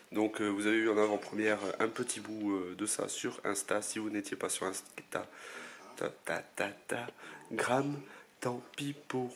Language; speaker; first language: French; native; French